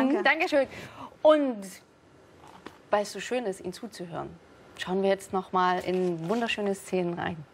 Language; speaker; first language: German; native; German